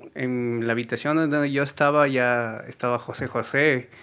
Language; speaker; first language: Spanish; native; Spanish